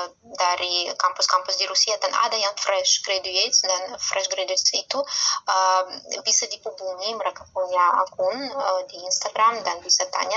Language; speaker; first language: Indonesian; non-native, fluent; Russian